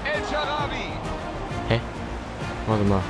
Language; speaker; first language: German; native; German